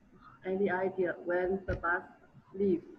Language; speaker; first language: English; non-native, learner; Vietnamese